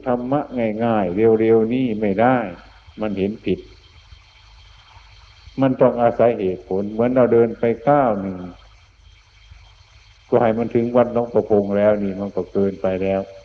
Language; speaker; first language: Thai; native; Thai